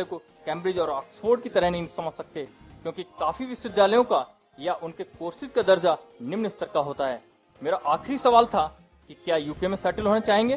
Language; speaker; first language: Hindi; native; Hindi